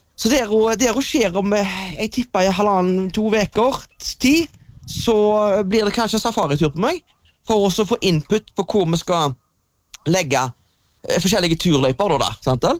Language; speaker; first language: Norwegian; native; Norwegian